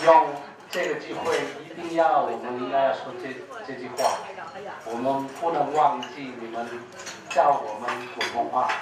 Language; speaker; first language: Chinese; non-native, fluent; Korean